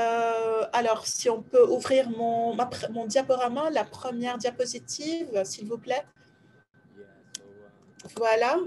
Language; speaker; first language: French; non-native, fluent; Ukrainian